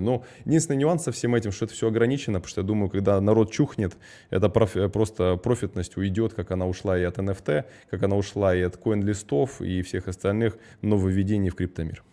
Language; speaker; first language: Russian; early bilingual, heritage; Russian